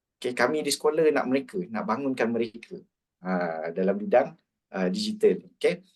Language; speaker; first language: Malay; native; Malay